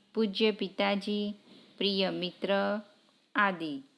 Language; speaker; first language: Hindi; non-native, local second language; Gujarati